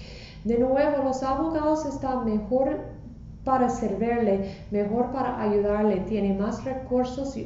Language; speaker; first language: Spanish; non-native, fluent; English